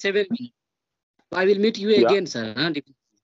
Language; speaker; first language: English; non-native, learner; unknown